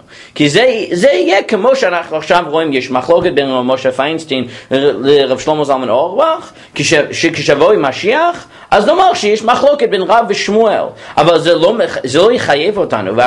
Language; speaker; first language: Hebrew; non-native, fluent; English